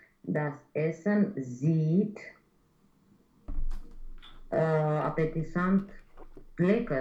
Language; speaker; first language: German; non-native, learner; Romanian